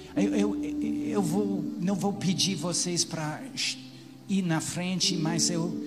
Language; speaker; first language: Portuguese; non-native, fluent; English